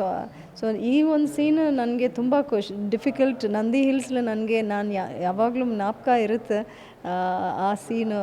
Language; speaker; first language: Kannada; early bilingual, heritage; English